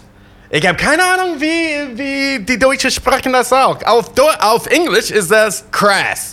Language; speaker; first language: German; non-native, learner; English